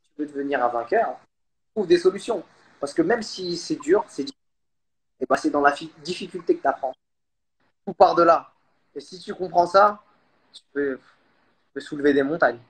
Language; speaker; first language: French; early bilingual, other home language; Khmer